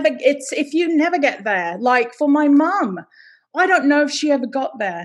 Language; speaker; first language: English; native; English